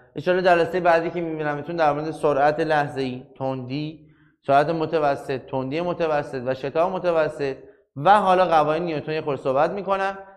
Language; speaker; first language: Persian; native; Persian